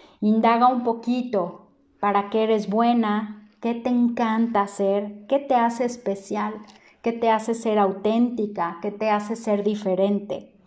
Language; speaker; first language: Spanish; native; Spanish